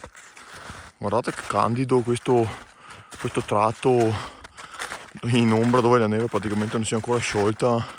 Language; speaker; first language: Italian; native; Italian